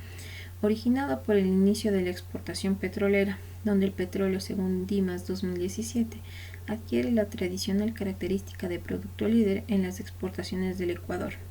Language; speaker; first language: Spanish; native; Spanish